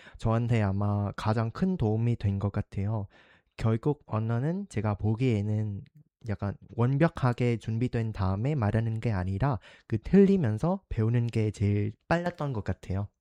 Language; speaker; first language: Korean; non-native, fluent; Vietnamese